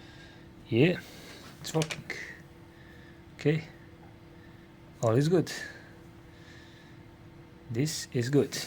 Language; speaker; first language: English; non-native, learner; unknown